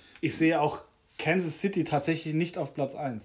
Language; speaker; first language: German; native; German